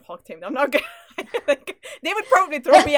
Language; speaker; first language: English; non-native, fluent; Hungarian